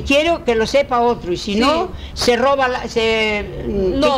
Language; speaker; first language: Spanish; early bilingual, heritage; Spanish